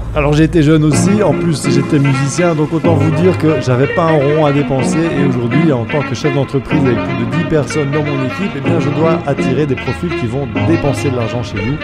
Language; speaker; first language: French; native; French